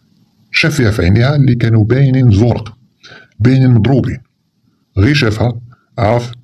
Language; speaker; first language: Arabic; native; Arabic